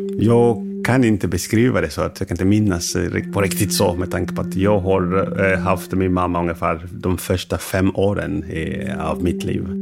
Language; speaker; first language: Swedish; non-native, fluent; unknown